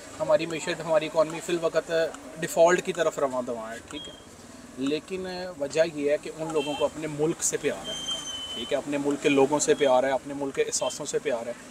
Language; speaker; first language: Urdu; non-native, local second language; Punjabi